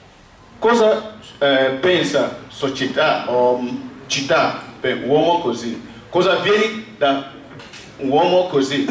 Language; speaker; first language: Italian; non-native, learner; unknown